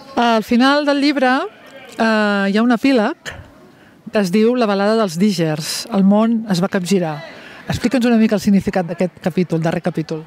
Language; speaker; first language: Catalan; native; Catalan